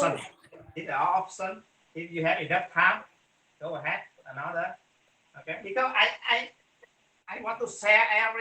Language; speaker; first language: English; non-native, fluent; Vietnamese